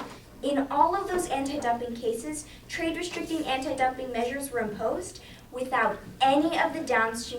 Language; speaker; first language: English; native; English